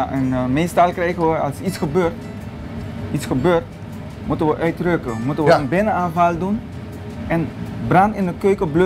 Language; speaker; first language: Dutch; non-native, local second language; Papiamento